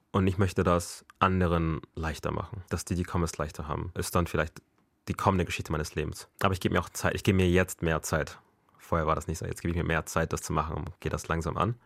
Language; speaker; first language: German; early bilingual, other home language; Akan